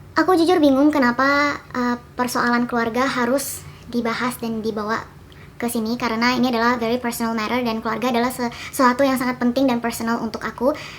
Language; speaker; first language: Indonesian; early bilingual, other home language; Korean